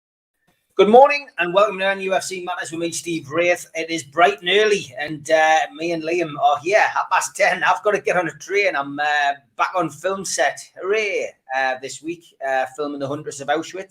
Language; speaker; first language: English; native; English